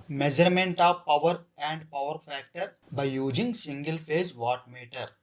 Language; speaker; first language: English; non-native, local second language; Telugu